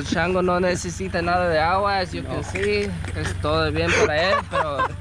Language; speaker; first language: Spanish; early bilingual, other home language; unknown